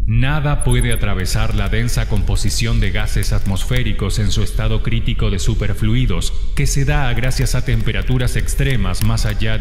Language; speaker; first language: Spanish; native; Spanish